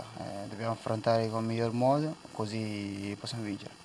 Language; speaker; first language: Italian; non-native, fluent; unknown